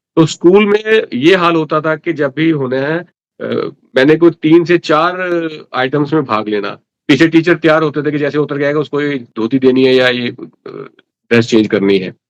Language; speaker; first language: Hindi; non-native, local second language; Dogri